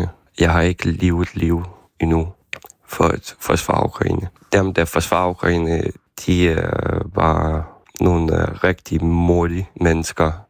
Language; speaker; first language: Danish; non-native, fluent; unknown